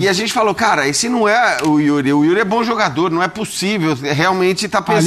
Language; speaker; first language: Portuguese; native; Portuguese